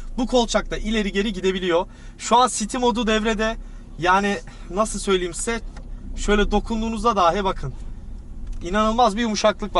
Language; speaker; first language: Turkish; native; Turkish